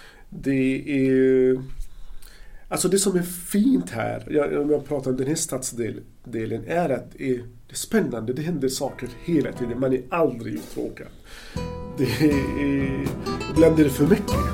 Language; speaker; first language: Swedish; non-native, fluent; Arabic